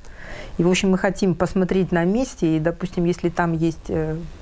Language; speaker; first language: Russian; native; Russian